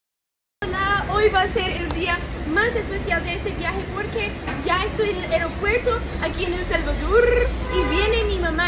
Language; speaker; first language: Spanish; non-native, fluent; English